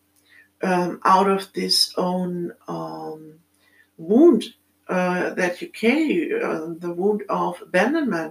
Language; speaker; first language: English; non-native, fluent; German